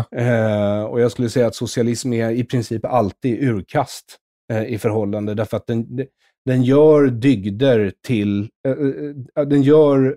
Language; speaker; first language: Swedish; native; Swedish